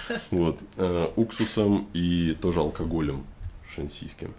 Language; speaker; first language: Russian; native; Russian